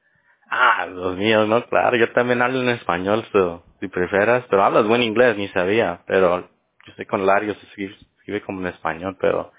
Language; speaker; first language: Spanish; early bilingual, heritage; Spanish